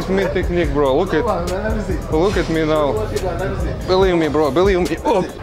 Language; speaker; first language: English; non-native, learner; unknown